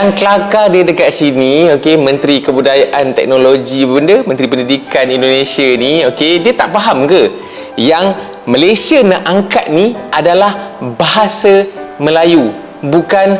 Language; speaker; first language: Malay; native; Malay